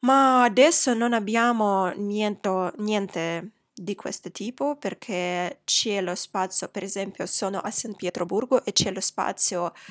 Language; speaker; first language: Italian; non-native, fluent; Russian